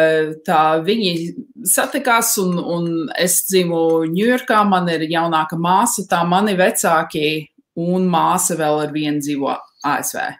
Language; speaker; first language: Latvian; early bilingual, heritage; Latvian